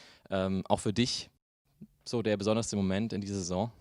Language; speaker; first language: German; native; German